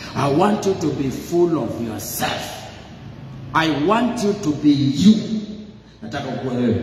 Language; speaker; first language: English; non-native, local second language; Swahili